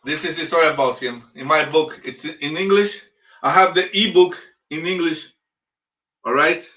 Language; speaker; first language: English; non-native, fluent; Portuguese